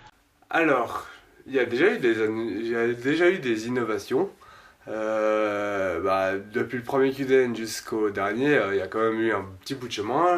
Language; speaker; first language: French; native; French